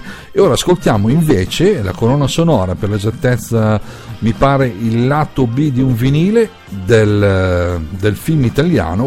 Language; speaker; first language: Italian; native; Italian